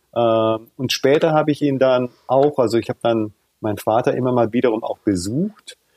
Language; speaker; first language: German; early bilingual, other home language; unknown